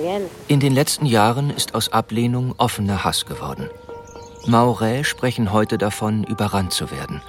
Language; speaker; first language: German; native; German